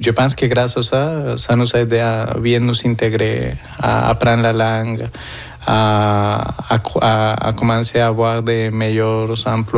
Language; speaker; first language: French; non-native, fluent; Spanish